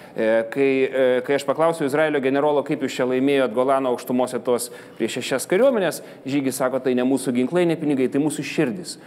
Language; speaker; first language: Lithuanian; native; Lithuanian